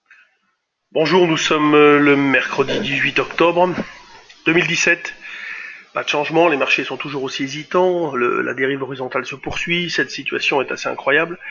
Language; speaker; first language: French; native; French